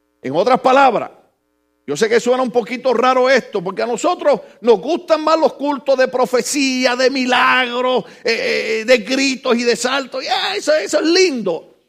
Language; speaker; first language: Spanish; native; Spanish